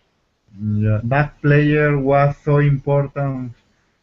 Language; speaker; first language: English; non-native, learner; Spanish